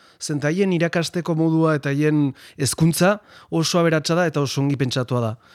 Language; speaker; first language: Basque; non-native, fluent; Spanish